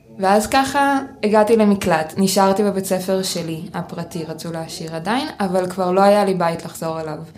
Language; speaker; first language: Hebrew; early bilingual, other home language; Russian